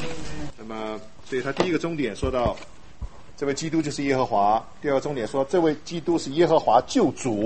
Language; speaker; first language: Chinese; native; Chinese